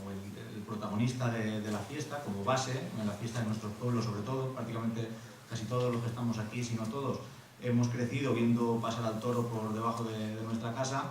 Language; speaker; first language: Spanish; native; Spanish